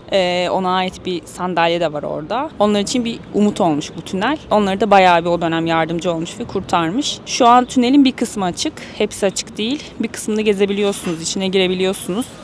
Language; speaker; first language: Turkish; native; Turkish